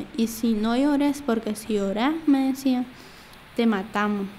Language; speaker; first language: Spanish; native; Spanish